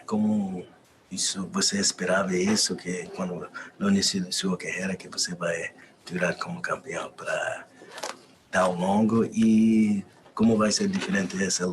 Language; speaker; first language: Portuguese; non-native, learner; English